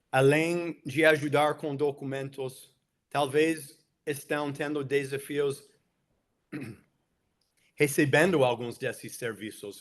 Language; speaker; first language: Portuguese; non-native, fluent; English